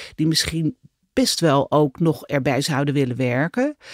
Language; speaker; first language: Dutch; native; Dutch